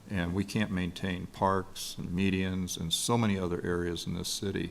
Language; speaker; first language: English; native; English